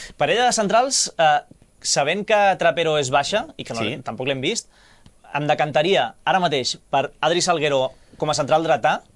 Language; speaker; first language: Catalan; native; Catalan